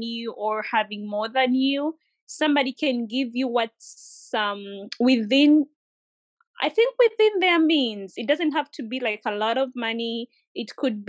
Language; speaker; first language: English; non-native, local second language; Ganda